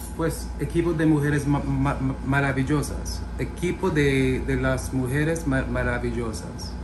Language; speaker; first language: Spanish; non-native, learner; English